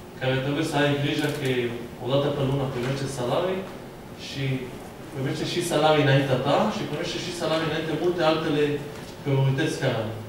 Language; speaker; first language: Romanian; non-native, fluent; Hebrew